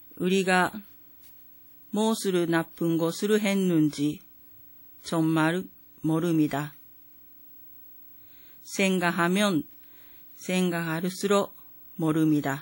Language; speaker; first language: Korean; non-native, fluent; Japanese